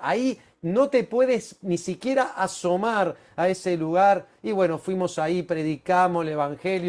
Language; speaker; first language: Spanish; native; Spanish